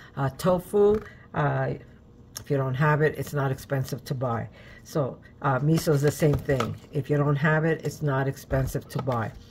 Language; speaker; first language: English; native; English